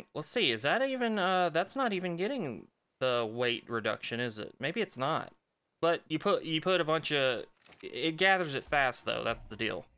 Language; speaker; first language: English; native; English